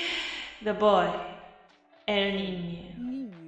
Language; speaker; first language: Spanish; non-native, learner; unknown